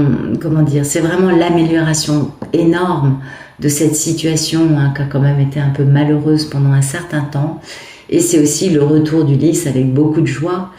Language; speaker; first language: French; native; French